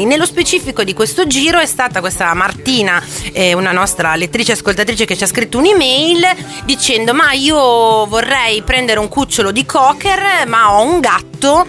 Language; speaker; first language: Italian; native; Italian